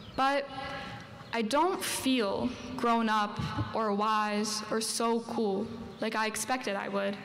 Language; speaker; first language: English; early bilingual, other home language; Spanish